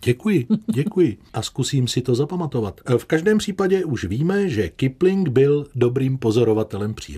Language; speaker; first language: Czech; native; Czech